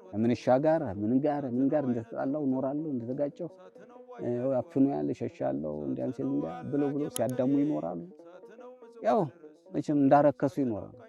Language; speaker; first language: Amharic; native; Amharic